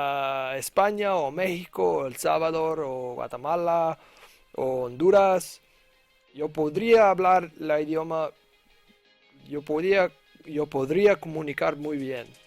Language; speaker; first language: Spanish; non-native, learner; English